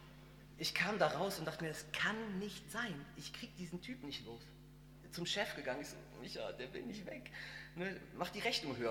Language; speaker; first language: German; native; German